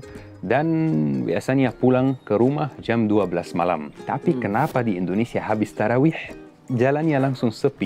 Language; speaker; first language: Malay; non-native, fluent; Arabic